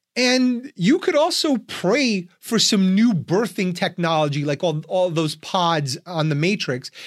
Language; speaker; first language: English; early bilingual, other home language; Russian